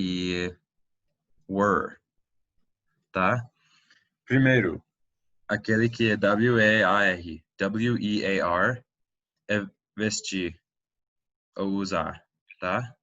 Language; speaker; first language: Portuguese; non-native, fluent; English